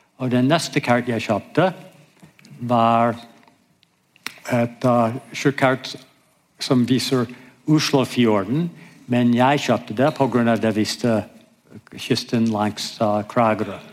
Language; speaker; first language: Norwegian; non-native, fluent; English